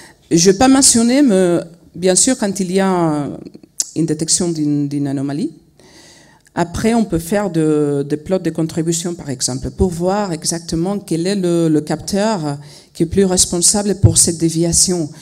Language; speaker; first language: French; non-native, fluent; Spanish